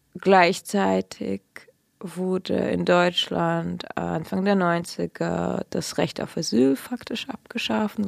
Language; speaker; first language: German; early bilingual, other home language; Russian